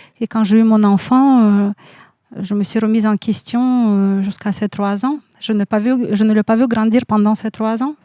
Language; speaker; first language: French; non-native, fluent; Russian